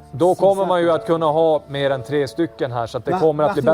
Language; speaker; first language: Swedish; native; Swedish